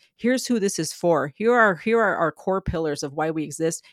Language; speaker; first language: English; native; English